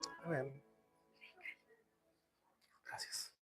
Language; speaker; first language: Spanish; native; Spanish